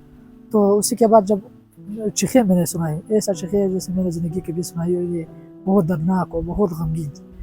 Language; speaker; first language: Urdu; non-native, local second language; Pashto